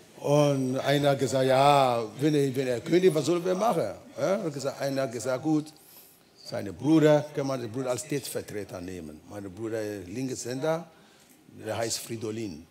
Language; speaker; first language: German; non-native, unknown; Ewe